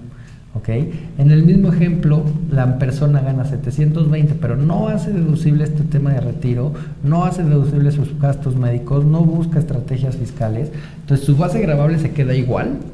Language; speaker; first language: Spanish; native; Spanish